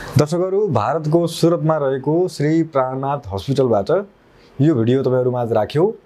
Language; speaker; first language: Nepali; native; Nepali